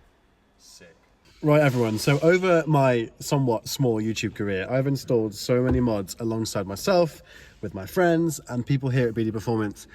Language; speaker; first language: English; native; English